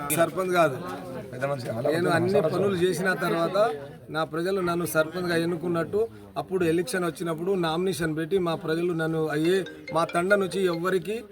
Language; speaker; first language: Telugu; non-native, local second language; Lambadi